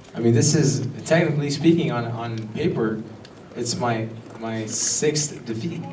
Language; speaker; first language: English; early bilingual, other home language; Spanish